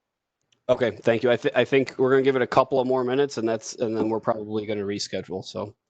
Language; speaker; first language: English; native; English